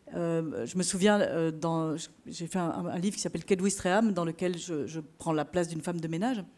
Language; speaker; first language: French; native; French